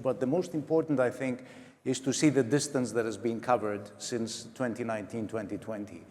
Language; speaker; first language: English; non-native, local second language; Greek